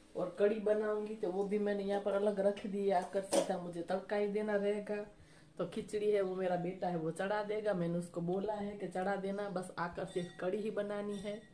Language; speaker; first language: Hindi; non-native, local second language; Gujarati